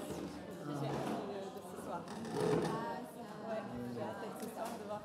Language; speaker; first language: French; native; French